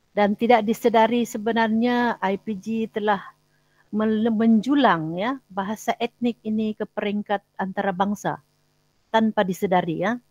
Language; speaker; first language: Malay; non-native, local second language; Central Dusun